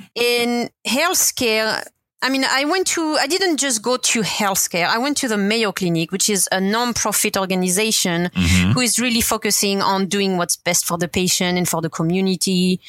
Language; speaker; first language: English; non-native, fluent; French